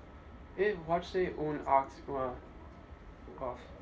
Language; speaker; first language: German; non-native, learner; English